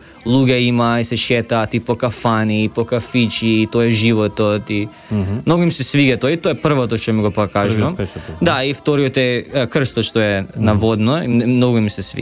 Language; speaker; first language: Macedonian; early bilingual, heritage; Macedonian